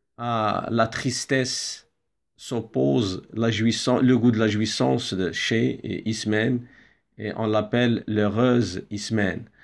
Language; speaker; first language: French; non-native, local second language; Arabic